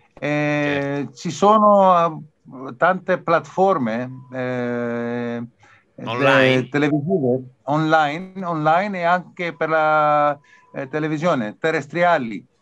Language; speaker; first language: Italian; non-native, learner; Greek